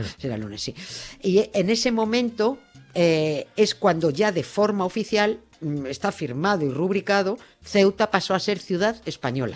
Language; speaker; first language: Spanish; native; Spanish